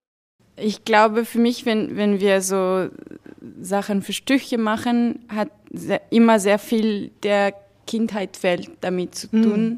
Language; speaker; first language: German; non-native, fluent; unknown